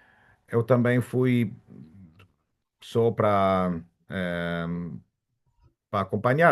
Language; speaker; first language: Portuguese; non-native, learner; German